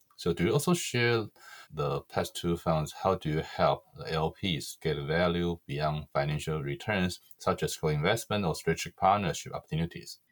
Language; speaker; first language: English; non-native, fluent; Chinese